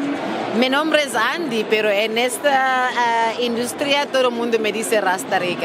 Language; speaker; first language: Spanish; non-native, fluent; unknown